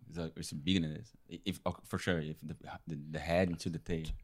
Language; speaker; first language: English; non-native, learner; Portuguese